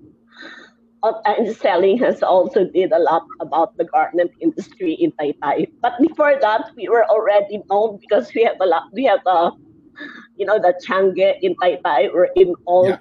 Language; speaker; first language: English; non-native, local second language; Filipino